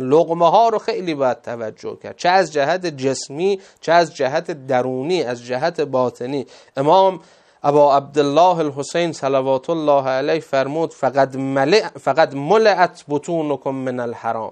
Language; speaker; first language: Persian; native; Persian